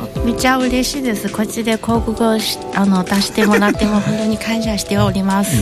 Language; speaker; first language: Japanese; non-native, fluent; Chinese